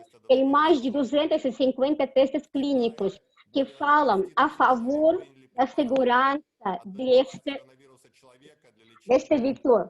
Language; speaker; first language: Portuguese; non-native, fluent; Russian